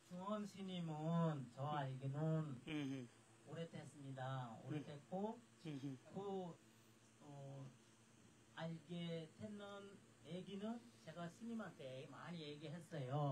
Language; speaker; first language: Korean; non-native, fluent; Bangla